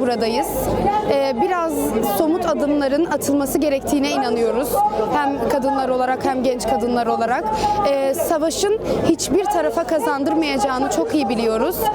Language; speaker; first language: Turkish; non-native, local second language; Kurdish